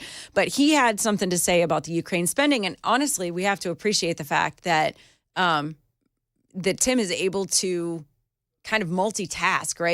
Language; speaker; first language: English; native; English